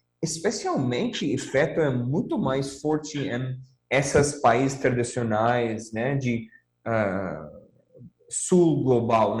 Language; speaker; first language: Portuguese; non-native, fluent; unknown